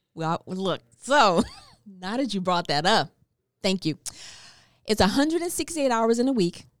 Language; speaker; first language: English; native; English